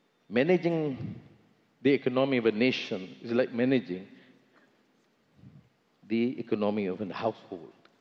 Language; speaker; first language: English; non-native, local second language; Malay